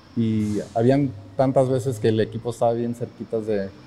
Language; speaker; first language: Spanish; early bilingual, heritage; Spanish